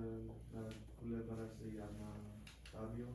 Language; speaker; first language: Spanish; non-native, learner; English